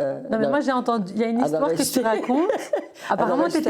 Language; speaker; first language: French; native; French